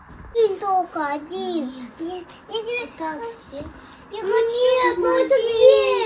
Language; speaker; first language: Russian; early bilingual, other home language; Armenian